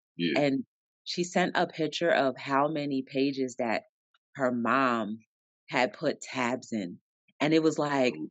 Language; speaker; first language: English; native; English